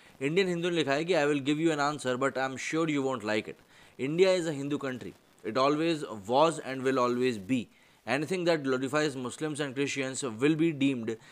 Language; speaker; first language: Hindi; native; Hindi